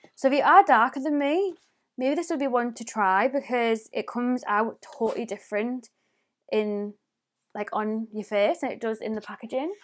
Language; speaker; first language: English; native; English